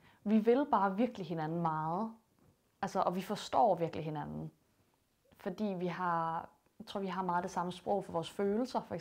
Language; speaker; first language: Danish; native; Danish